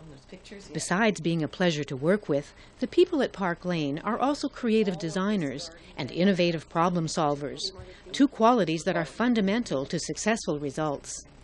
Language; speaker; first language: English; native; English